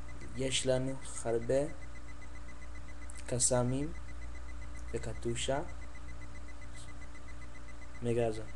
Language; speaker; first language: Hebrew; non-native, learner; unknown